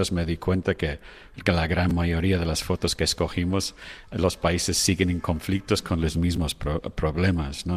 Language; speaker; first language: Spanish; non-native, fluent; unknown